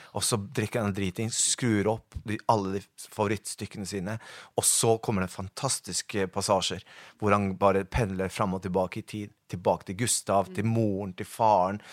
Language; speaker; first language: Norwegian; early bilingual, other home language; Spanish